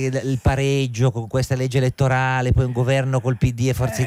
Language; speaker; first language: Italian; native; Italian